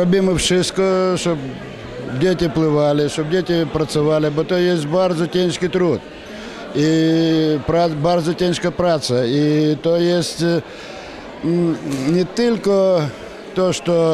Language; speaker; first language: Polish; non-native, fluent; Ukrainian